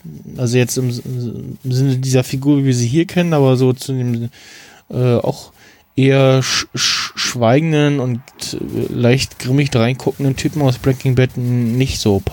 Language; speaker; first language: German; native; German